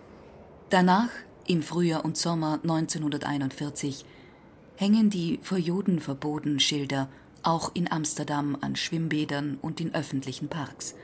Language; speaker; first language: German; native; German